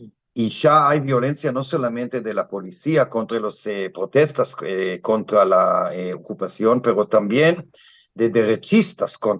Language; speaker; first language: Spanish; non-native, fluent; Hebrew